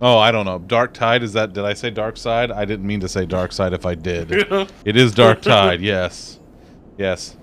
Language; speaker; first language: English; native; English